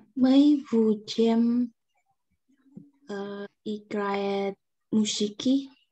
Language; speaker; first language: Russian; non-native, learner; Indonesian